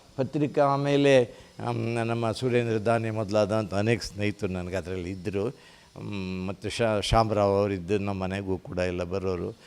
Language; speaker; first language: Kannada; native; Kannada